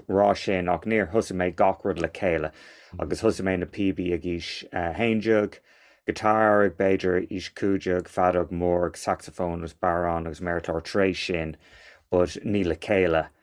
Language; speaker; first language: Irish; non-native, local second language; English